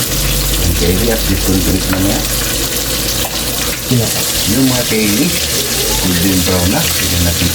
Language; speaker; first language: Filipino; native; Filipino